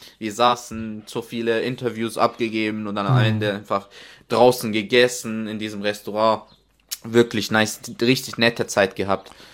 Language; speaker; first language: German; non-native, fluent; Arabic